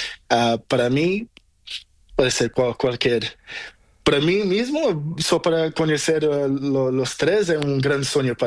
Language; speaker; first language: Spanish; non-native, learner; Portuguese